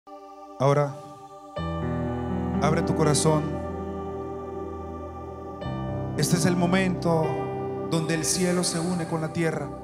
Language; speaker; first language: Spanish; native; Spanish